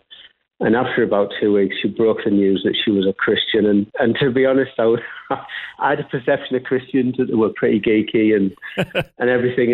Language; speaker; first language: English; native; English